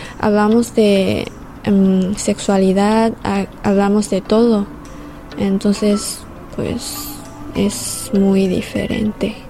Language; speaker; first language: Spanish; non-native, fluent; Chinese